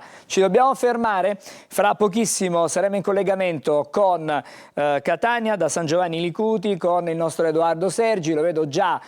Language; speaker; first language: Italian; native; Italian